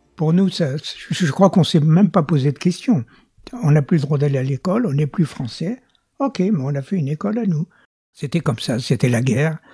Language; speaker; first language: French; native; French